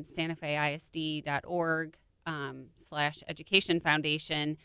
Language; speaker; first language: English; native; English